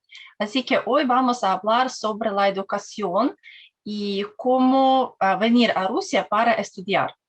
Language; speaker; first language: Spanish; non-native, learner; Russian